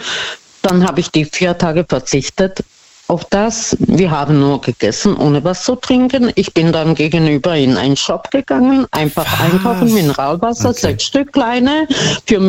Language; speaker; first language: German; non-native, fluent; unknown